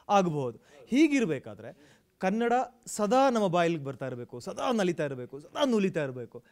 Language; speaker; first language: Kannada; non-native, local second language; Kodava